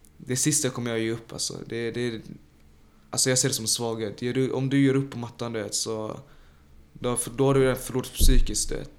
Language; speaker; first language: Swedish; early bilingual, other home language; Tajik